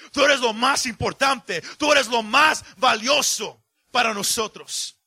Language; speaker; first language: Spanish; early bilingual, heritage; Spanish